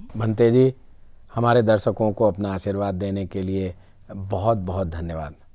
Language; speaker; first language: Hindi; native; Hindi